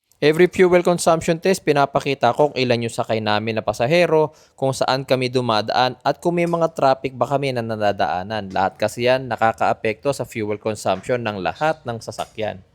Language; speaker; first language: Filipino; native; Filipino